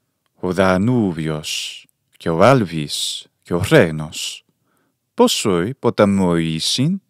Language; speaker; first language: Greek; non-native, fluent; English